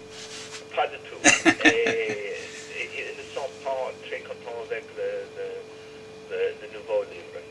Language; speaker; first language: French; non-native, fluent; English